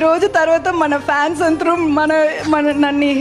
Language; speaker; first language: Telugu; non-native, learner; Tamil